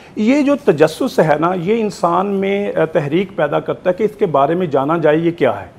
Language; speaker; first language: Urdu; non-native, local second language; Punjabi